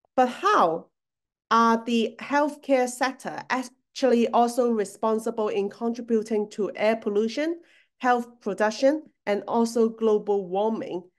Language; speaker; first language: English; non-native, local second language; Cantonese